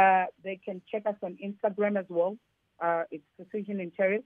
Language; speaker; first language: English; non-native, local second language; Tsonga